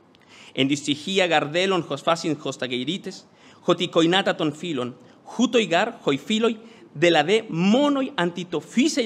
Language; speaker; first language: Greek; non-native, fluent; Spanish